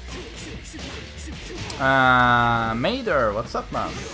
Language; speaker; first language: English; non-native, fluent; Swedish